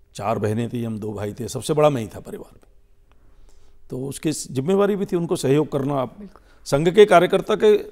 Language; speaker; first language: Hindi; native; Hindi